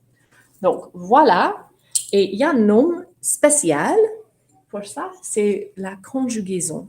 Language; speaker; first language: French; non-native, fluent; English